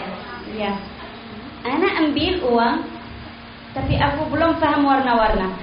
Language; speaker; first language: Indonesian; non-native, learner; Arabic